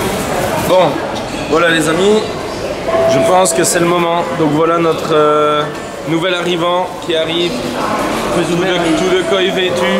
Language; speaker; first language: French; native; French